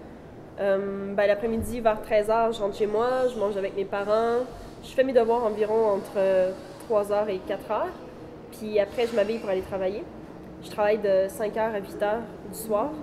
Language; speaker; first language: French; non-native, learner; Spanish